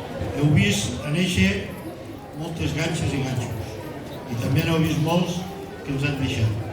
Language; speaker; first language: Catalan; native; Catalan